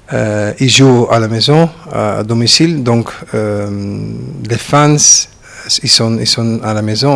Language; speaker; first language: French; non-native, learner; Dutch